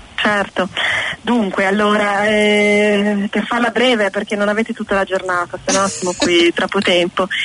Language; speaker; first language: Italian; native; Italian